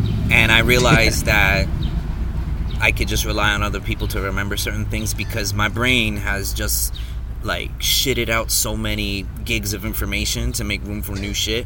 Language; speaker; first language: English; native; English